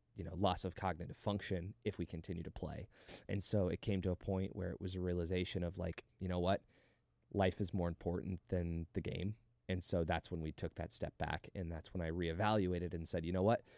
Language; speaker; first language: English; native; English